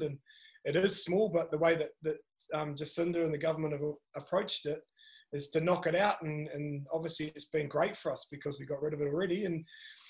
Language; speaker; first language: English; native; English